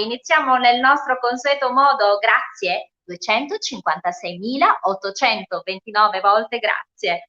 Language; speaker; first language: Italian; native; Italian